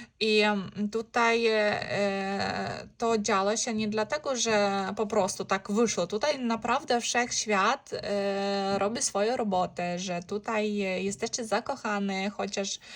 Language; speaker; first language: Polish; non-native, learner; Ukrainian